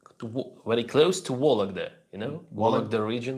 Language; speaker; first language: English; non-native, learner; Russian